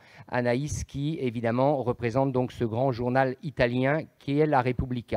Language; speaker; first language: French; native; French